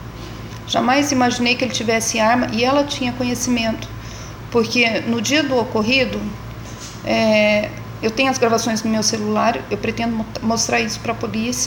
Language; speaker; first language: Portuguese; native; Portuguese